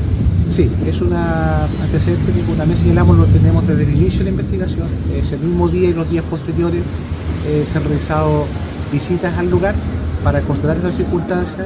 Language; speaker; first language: Spanish; native; Spanish